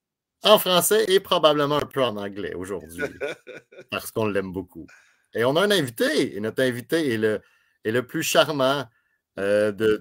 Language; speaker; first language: French; native; French